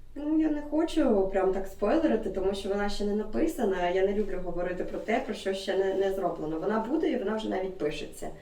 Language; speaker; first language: Ukrainian; non-native, local second language; Russian